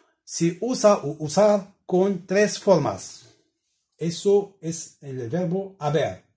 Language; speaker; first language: Spanish; non-native, learner; Arabic